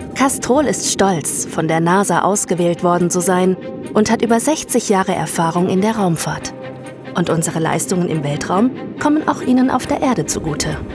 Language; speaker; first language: German; native; German